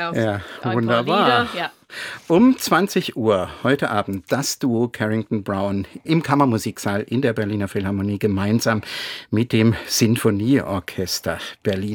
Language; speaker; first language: German; native; German